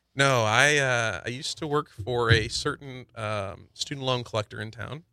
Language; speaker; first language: English; native; English